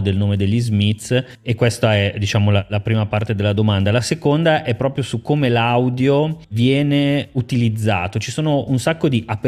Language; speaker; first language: Italian; native; Italian